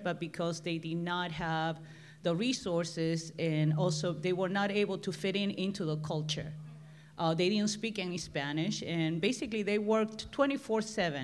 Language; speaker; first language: English; non-native, fluent; Spanish